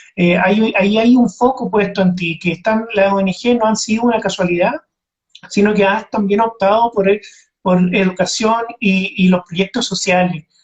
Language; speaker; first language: Spanish; native; Spanish